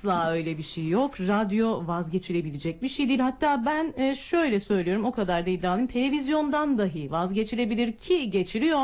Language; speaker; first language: Turkish; native; Turkish